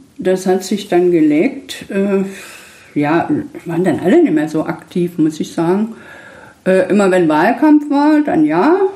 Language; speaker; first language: German; native; German